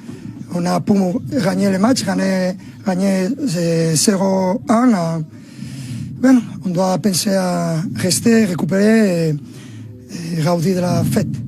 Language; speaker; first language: French; non-native, learner; Spanish